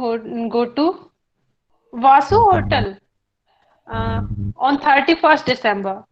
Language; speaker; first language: English; non-native, learner; Hindi